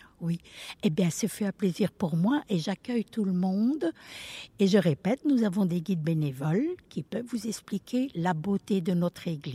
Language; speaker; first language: French; early bilingual, other home language; Italian